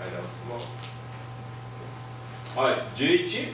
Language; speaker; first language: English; non-native, fluent; Japanese